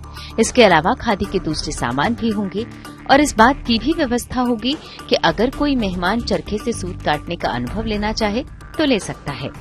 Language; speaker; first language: Hindi; native; Hindi